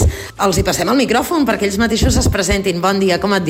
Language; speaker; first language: Catalan; native; Catalan